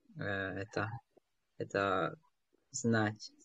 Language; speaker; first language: Russian; non-native, learner; Hungarian